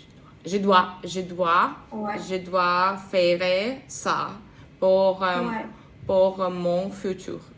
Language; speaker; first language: French; non-native, learner; Russian